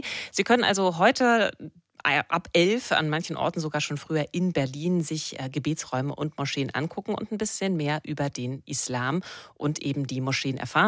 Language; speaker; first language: German; native; German